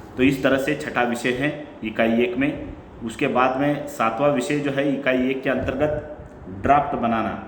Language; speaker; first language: Hindi; non-native, local second language; Marathi